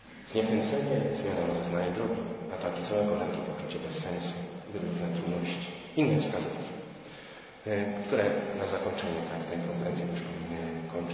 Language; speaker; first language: Polish; native; Polish